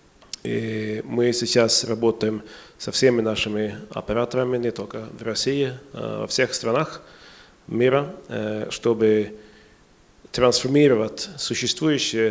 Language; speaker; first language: Russian; non-native, fluent; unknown